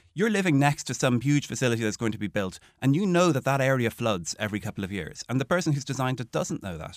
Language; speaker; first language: English; native; English